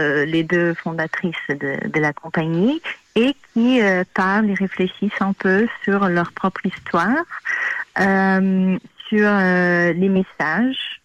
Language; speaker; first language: French; non-native, fluent; Portuguese